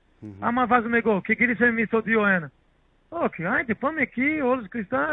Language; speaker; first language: Greek; non-native, learner; Portuguese